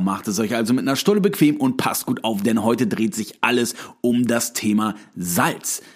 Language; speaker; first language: German; native; German